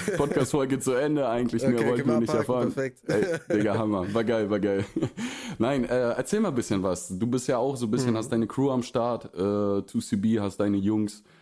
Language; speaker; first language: German; early bilingual, other home language; Russian